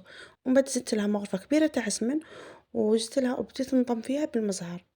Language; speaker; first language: Arabic; native; Arabic